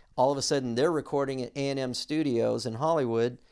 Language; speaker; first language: English; native; English